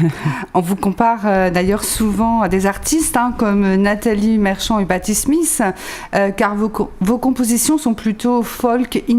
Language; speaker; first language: French; native; French